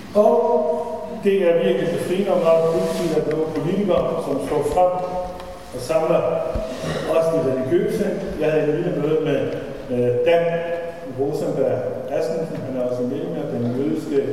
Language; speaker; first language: Danish; non-native, fluent; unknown